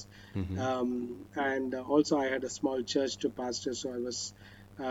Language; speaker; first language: English; non-native, local second language; Malayalam